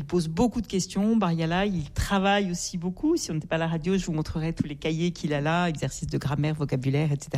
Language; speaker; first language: French; native; French